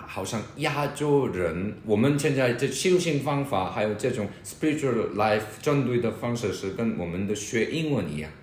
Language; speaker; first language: Chinese; non-native, fluent; Korean